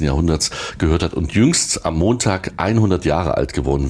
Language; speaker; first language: German; native; German